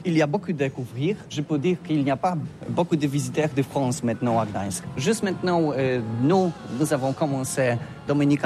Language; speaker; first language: French; non-native, learner; Polish